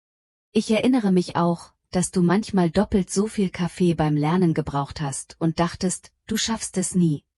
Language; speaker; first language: German; non-native, fluent; Polish